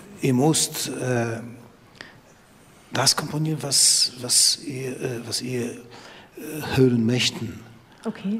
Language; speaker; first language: German; non-native, learner; Polish